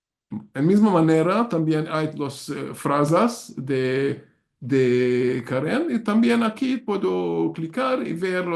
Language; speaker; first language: Spanish; non-native, learner; Hungarian